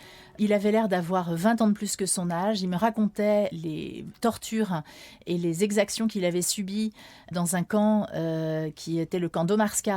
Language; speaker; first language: French; native; French